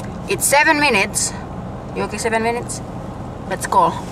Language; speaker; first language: English; non-native, fluent; Indonesian